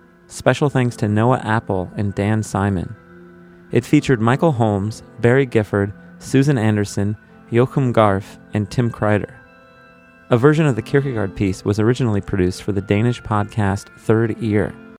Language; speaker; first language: English; native; English